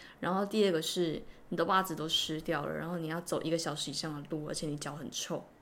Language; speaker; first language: Chinese; native; Chinese